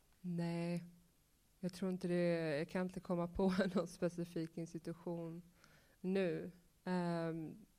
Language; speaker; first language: Swedish; native; Swedish